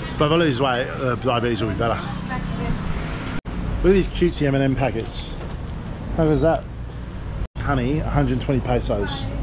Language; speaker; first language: English; native; English